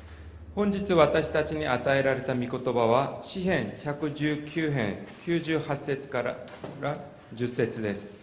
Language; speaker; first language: Japanese; non-native, fluent; Korean